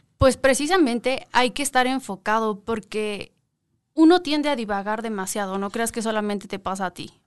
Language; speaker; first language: Spanish; native; Spanish